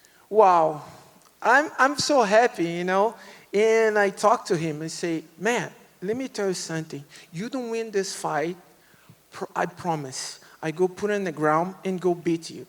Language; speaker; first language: English; non-native, learner; Portuguese